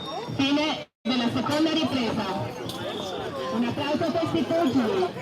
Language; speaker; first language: Italian; native; Italian